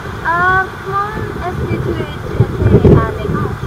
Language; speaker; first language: French; non-native, learner; English